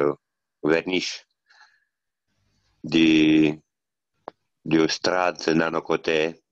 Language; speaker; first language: French; non-native, learner; Italian